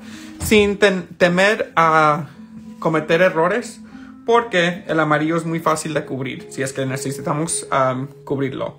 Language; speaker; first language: Spanish; early bilingual, heritage; Spanish